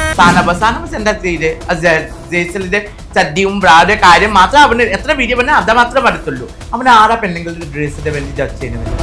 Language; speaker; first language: Malayalam; non-native, fluent; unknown